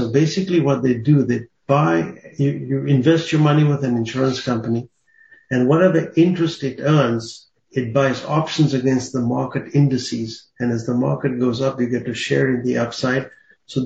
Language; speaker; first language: English; native; English